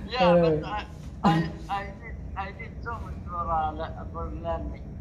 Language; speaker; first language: English; non-native, learner; Arabic